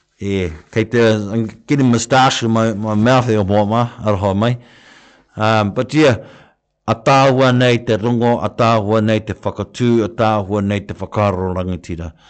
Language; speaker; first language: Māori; non-native, local second language; English